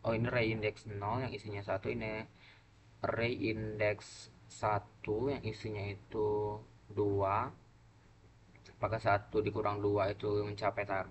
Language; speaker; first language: Indonesian; native; Indonesian